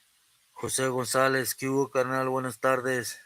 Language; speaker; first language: Spanish; early bilingual, heritage; Spanish